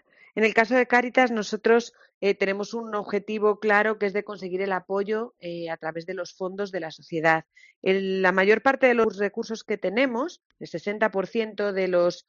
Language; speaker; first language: Spanish; native; Spanish